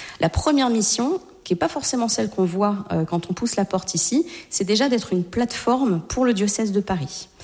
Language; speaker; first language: French; native; French